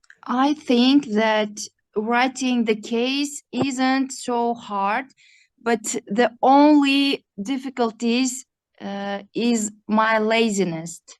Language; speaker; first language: English; non-native, learner; Uzbek